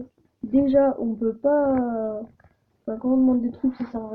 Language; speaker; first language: French; native; French